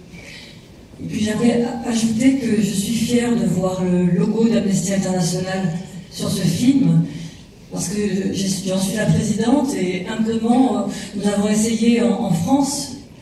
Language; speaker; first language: French; native; French